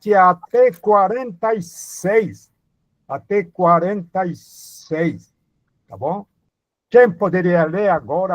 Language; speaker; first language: Portuguese; non-native, fluent; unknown